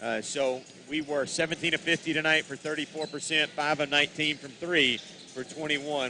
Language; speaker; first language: English; native; English